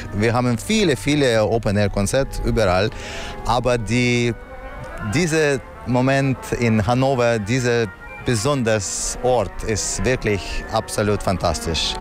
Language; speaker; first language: German; non-native, fluent; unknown